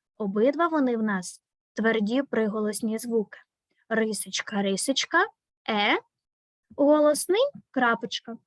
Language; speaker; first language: Ukrainian; native; Ukrainian